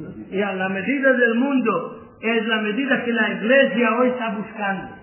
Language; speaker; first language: Spanish; non-native, learner; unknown